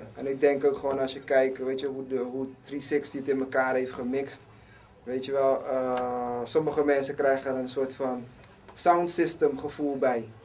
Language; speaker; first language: Dutch; native; Dutch